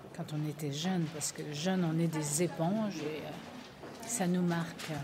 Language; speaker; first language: French; native; French